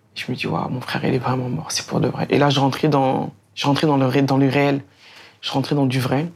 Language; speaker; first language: French; native; French